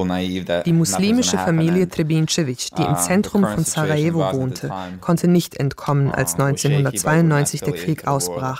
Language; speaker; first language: German; native; German